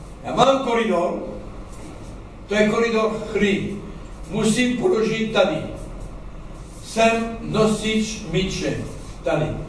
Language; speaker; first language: Czech; non-native, learner; French